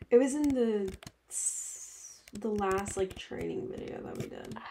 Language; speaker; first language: English; native; English